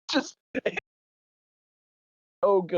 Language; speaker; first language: English; native; English